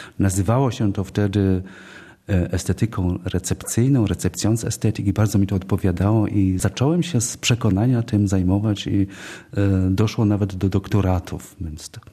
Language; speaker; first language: Polish; native; Polish